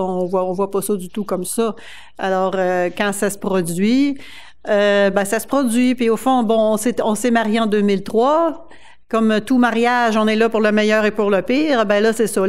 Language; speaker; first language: French; native; French